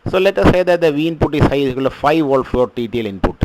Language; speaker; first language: English; non-native, local second language; Malayalam